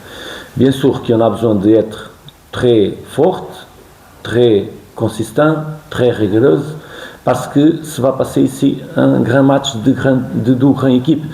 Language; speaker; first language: French; non-native, fluent; Portuguese